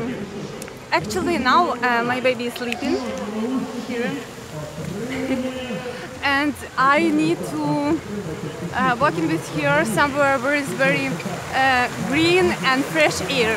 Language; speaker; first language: English; non-native, fluent; Ukrainian